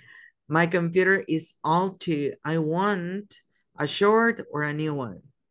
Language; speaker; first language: English; non-native, fluent; Spanish